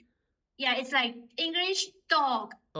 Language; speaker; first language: English; non-native, fluent; Chinese